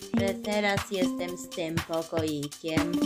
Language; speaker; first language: Polish; early bilingual, heritage; Polish